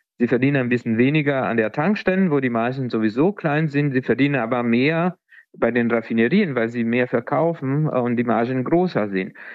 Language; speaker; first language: German; non-native, fluent; Italian